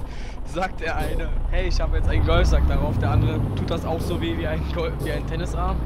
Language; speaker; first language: German; native; German